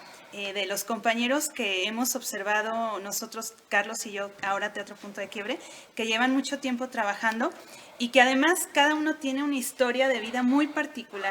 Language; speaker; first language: Spanish; native; Spanish